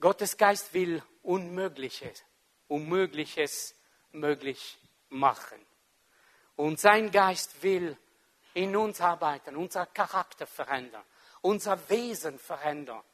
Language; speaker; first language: German; non-native, local second language; French